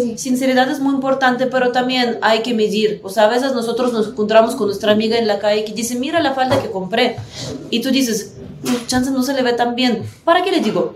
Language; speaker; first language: Spanish; non-native, fluent; Russian